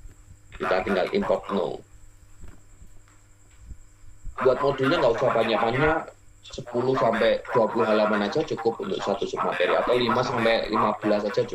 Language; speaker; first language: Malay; non-native, local second language; Javanese